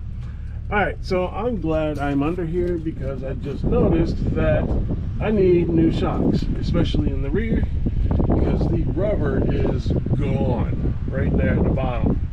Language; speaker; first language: English; native; English